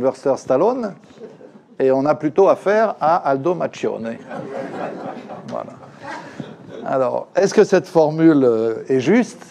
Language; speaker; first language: French; native; French